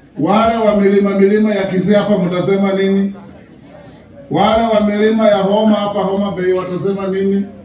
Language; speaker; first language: Swahili; non-native, local second language; Luyia